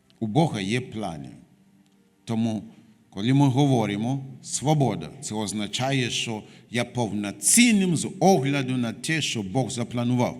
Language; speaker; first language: Ukrainian; non-native, fluent; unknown